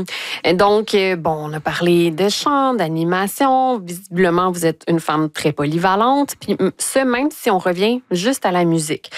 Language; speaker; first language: French; native; French